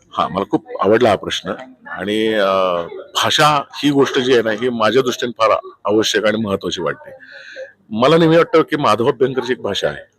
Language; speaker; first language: Marathi; native; Marathi